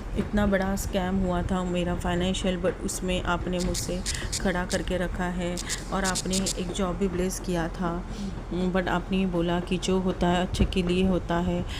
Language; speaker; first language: Hindi; non-native, local second language; Marathi